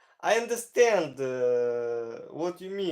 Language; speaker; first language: English; non-native, learner; Ukrainian